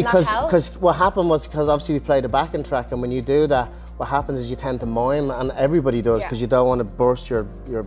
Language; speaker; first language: English; native; English